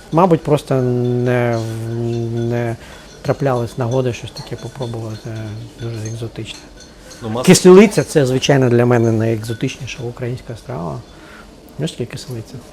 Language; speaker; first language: Ukrainian; non-native, fluent; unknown